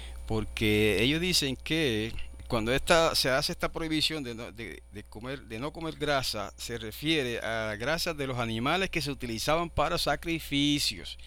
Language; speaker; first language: Spanish; native; Spanish